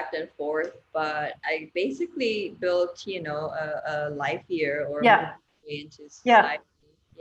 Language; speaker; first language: English; non-native, local second language; Cebuano